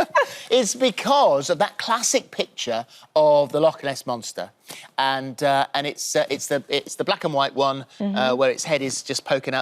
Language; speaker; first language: English; native; English